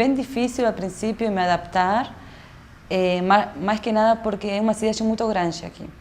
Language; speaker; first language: Portuguese; non-native, fluent; Spanish